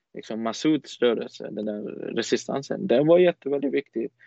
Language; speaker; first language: Swedish; non-native, fluent; Persian